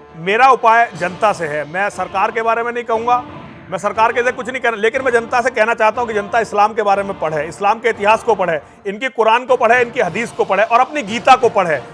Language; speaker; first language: Hindi; native; Hindi